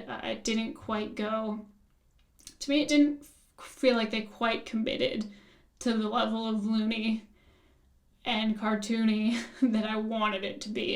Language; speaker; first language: English; native; English